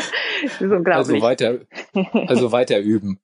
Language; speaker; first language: German; native; German